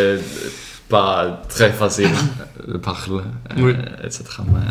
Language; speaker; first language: French; non-native, learner; Swedish